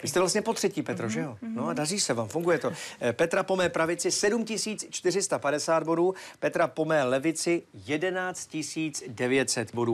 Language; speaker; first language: Czech; native; Czech